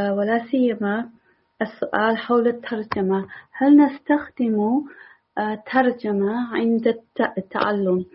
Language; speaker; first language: Arabic; non-native, learner; English